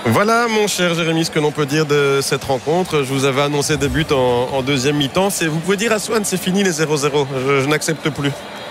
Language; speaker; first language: French; native; French